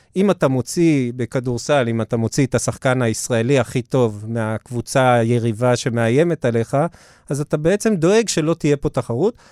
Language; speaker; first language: Hebrew; early bilingual, other home language; English